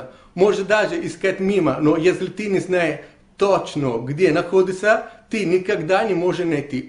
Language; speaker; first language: Russian; non-native, learner; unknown